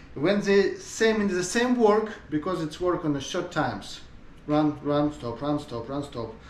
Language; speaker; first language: English; non-native, learner; Ukrainian